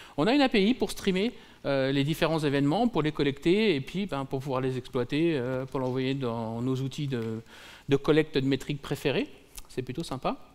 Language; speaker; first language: French; native; French